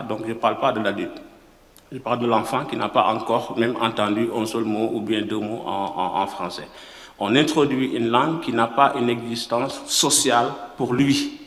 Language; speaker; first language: French; non-native, local second language; Wolof